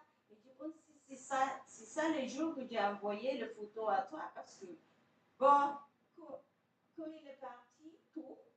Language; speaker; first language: French; non-native, fluent; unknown